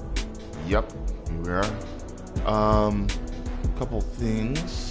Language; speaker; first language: English; native; English